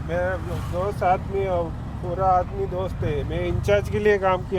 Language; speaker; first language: Hindi; non-native, learner; Tamil